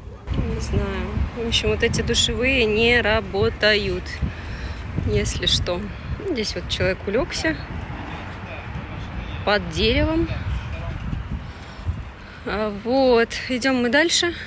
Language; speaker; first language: Russian; native; Russian